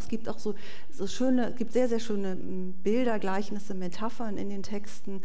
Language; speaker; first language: German; native; German